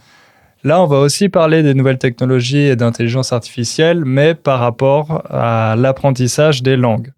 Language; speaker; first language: French; native; French